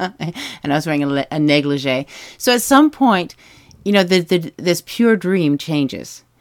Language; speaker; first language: English; native; English